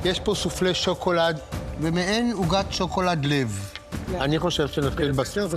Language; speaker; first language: Hebrew; native; Hebrew